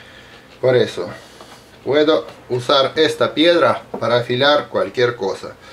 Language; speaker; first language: Spanish; non-native, learner; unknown